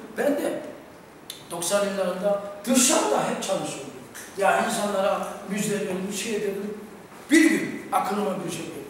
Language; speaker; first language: Turkish; non-native, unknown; Korean